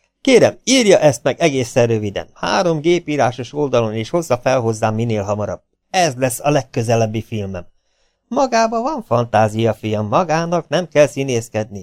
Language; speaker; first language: Hungarian; native; Hungarian